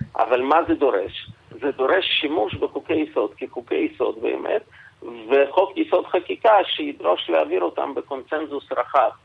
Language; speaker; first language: Hebrew; non-native, fluent; Russian